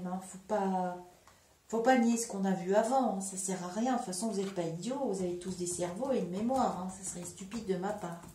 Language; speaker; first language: French; native; French